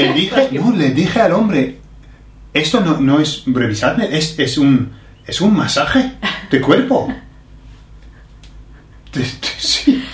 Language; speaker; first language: Spanish; non-native, fluent; English